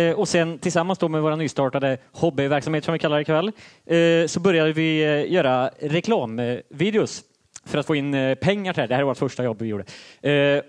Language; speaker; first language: Swedish; native; Swedish